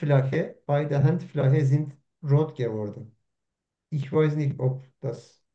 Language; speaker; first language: German; non-native, learner; Turkish